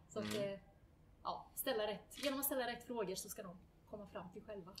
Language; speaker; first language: Swedish; early bilingual, other home language; Bosnian